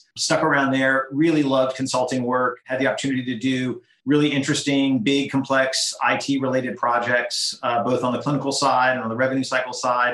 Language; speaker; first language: English; native; English